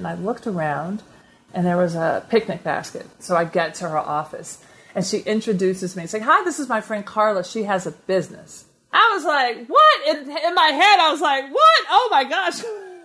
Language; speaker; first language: English; native; English